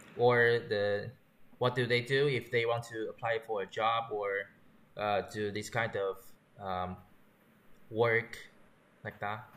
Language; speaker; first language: English; non-native, learner; Chinese